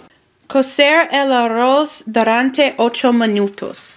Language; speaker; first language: Spanish; non-native, learner; English